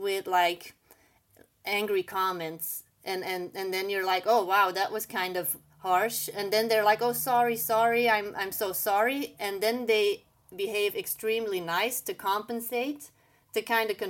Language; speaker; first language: English; non-native, fluent; Dutch